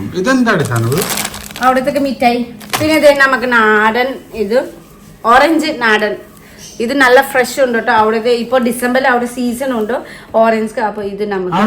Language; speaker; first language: Malayalam; non-native, fluent; Nepali